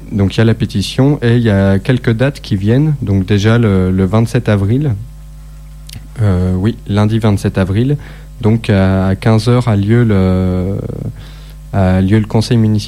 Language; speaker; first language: French; native; French